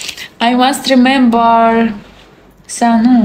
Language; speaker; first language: English; non-native, learner; Russian